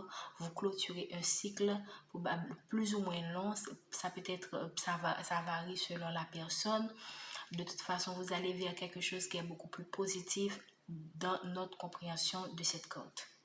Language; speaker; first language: French; native; French